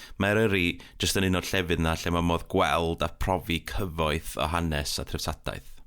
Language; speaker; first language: Welsh; native; Welsh